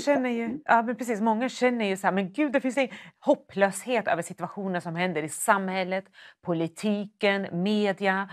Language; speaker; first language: Swedish; native; Swedish